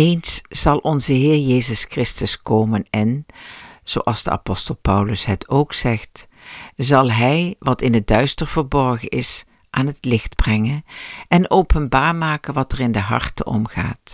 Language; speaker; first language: Dutch; native; Dutch